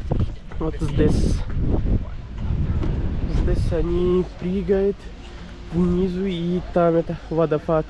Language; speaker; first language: Russian; non-native, learner; Urdu